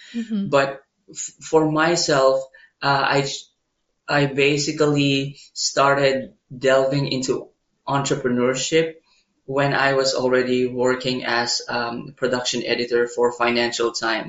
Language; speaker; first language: English; non-native, local second language; Filipino